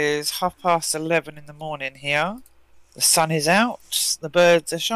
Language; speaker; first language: English; native; English